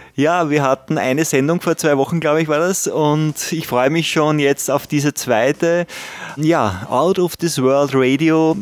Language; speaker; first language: German; native; German